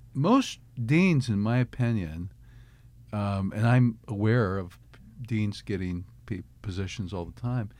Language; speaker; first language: English; native; English